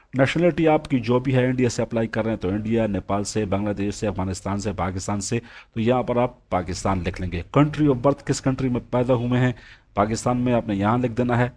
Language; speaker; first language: Urdu; non-native, local second language; Punjabi